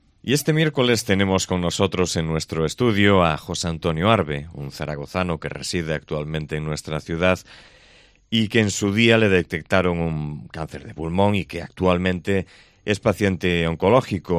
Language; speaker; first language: Spanish; native; Spanish